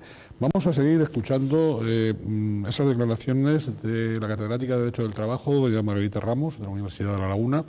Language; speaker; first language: Spanish; native; Spanish